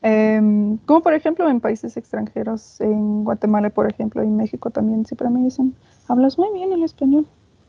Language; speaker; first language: Spanish; non-native, fluent; English